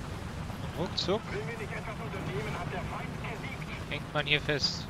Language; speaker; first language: German; native; German